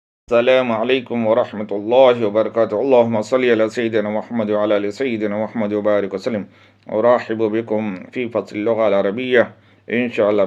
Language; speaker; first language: Arabic; non-native, learner; Urdu